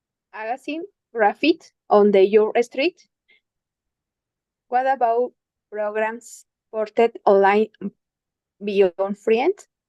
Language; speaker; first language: English; non-native, learner; Spanish